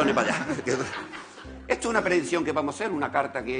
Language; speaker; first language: Spanish; native; Spanish